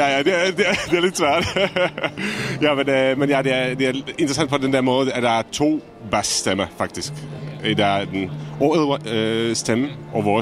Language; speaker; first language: Danish; non-native, fluent; Czech